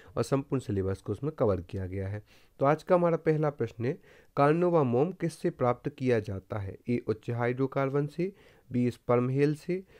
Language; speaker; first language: Hindi; native; Hindi